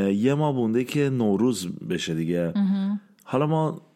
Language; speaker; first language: Persian; early bilingual, heritage; Persian